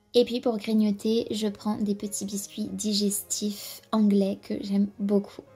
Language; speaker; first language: French; native; French